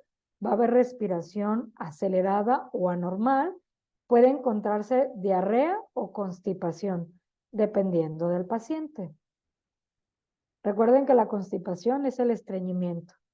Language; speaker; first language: Spanish; native; Spanish